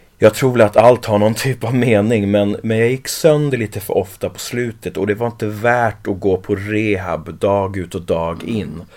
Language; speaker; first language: Swedish; early bilingual, other home language; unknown